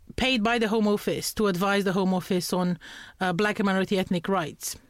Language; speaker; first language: English; non-native, fluent; Romanian